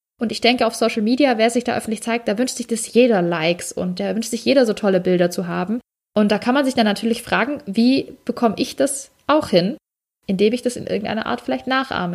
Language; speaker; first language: German; native; German